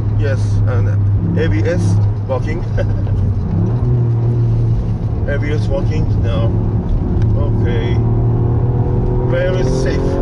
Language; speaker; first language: English; non-native, learner; Japanese